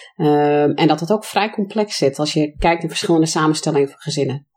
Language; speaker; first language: Dutch; non-native, fluent; English